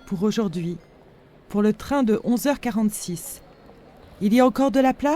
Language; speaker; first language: French; native; French